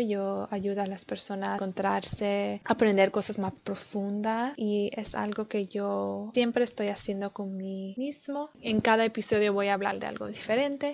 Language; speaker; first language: Spanish; early bilingual, heritage; Spanish